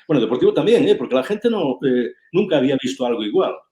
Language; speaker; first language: Spanish; native; Spanish